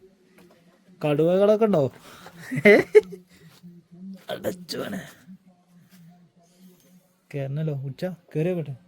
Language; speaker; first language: Malayalam; native; Malayalam